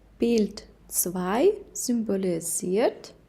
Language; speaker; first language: German; non-native, fluent; Ukrainian